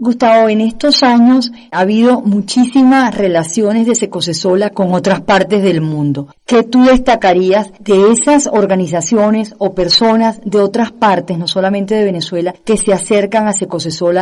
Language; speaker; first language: Spanish; native; Spanish